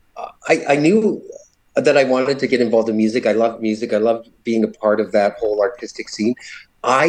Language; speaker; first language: English; native; English